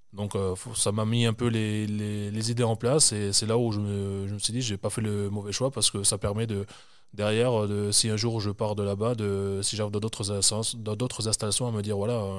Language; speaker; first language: French; native; French